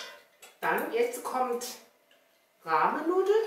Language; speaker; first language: German; non-native, learner; Chinese